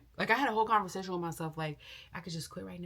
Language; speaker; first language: English; native; English